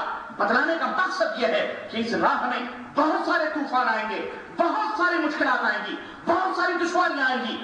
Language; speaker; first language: Urdu; native; Urdu